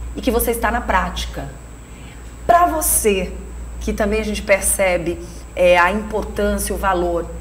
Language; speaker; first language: Portuguese; native; Portuguese